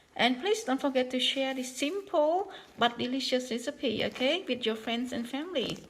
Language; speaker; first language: English; non-native, learner; Khmer